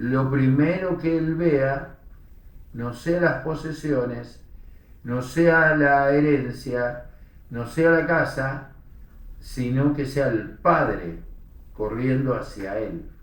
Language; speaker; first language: Spanish; native; Spanish